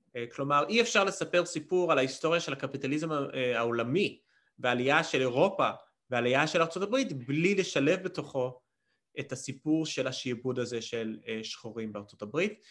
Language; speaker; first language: Hebrew; early bilingual, other home language; English